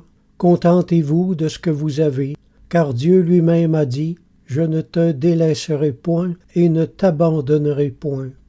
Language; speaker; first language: French; native; French